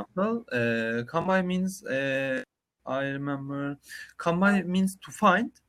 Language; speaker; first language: English; non-native, learner; Turkish